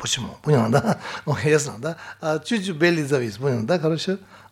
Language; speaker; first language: Russian; non-native, fluent; Tibetan